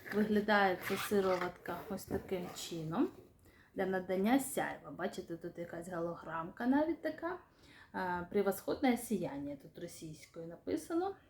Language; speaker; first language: Ukrainian; non-native, local second language; Russian